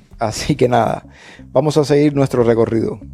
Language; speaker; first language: Spanish; native; Spanish